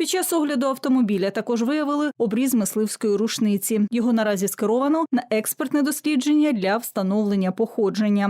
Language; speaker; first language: Ukrainian; native; Ukrainian